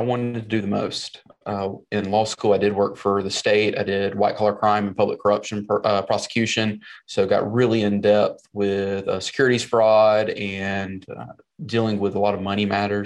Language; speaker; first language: English; native; English